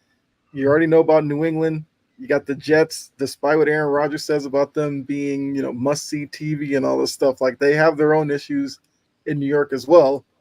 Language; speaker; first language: English; native; English